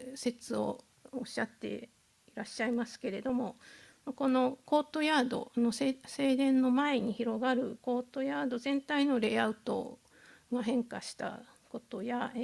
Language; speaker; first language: Japanese; native; Japanese